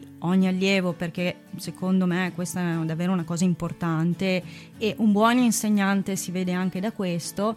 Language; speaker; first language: Italian; native; Italian